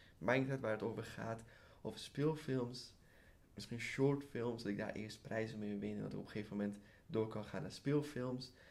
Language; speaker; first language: Dutch; early bilingual, other home language; Persian